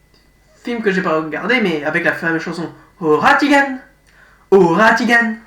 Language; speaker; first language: French; native; French